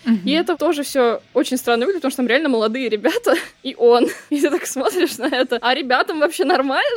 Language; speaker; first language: Russian; native; Russian